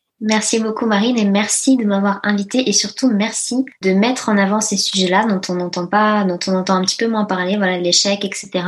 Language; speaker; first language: French; early bilingual, other home language; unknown